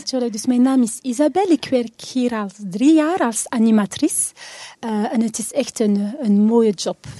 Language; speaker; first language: Dutch; non-native, local second language; French